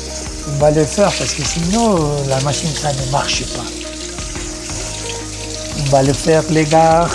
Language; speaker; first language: French; non-native, learner; Spanish